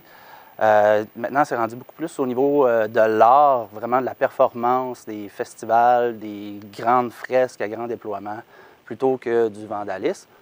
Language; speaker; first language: French; native; French